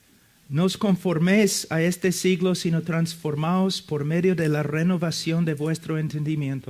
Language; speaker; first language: Spanish; non-native, fluent; English